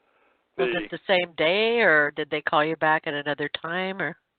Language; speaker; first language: English; native; English